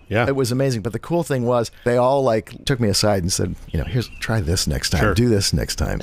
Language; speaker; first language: English; native; English